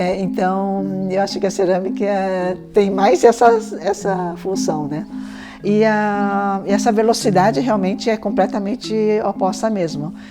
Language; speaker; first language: Portuguese; early bilingual, other home language; Chinese